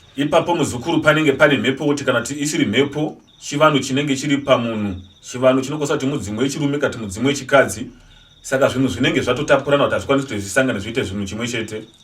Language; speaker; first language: Shona; non-native, local second language; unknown